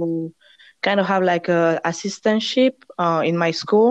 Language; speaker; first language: English; non-native, fluent; French